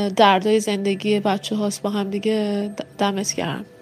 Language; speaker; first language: Persian; native; Persian